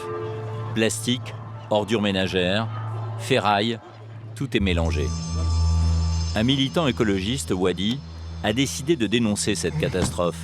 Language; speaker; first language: French; native; French